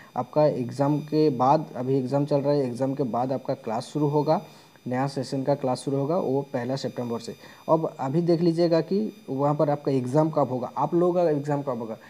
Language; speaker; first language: Hindi; non-native, local second language; Bangla